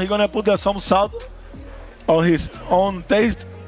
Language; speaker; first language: English; non-native, learner; Spanish